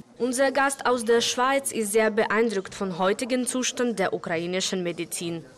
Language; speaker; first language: German; non-native, learner; Ukrainian